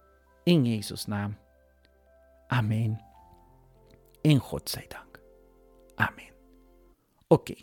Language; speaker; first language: Dutch; non-native, fluent; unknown